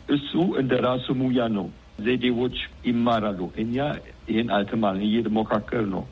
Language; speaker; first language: Amharic; non-native, fluent; German